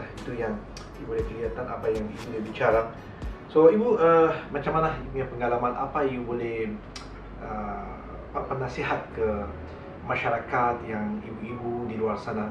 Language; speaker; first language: Indonesian; non-native, learner; Malay